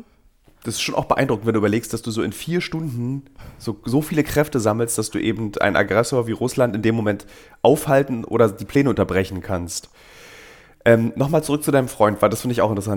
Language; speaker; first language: German; native; German